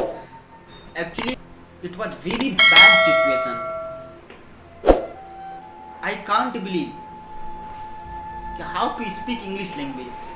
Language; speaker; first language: English; non-native, learner; Hindi